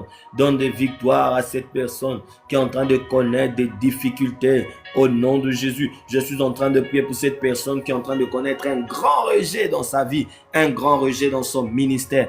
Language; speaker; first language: French; non-native, local second language; Lingala